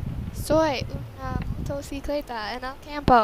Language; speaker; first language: Spanish; non-native, learner; English